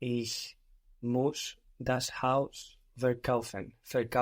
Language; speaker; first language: German; non-native, learner; English